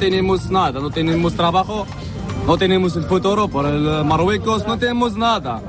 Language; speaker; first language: Spanish; non-native, learner; Arabic